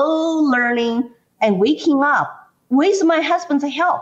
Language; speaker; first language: English; non-native, fluent; Chinese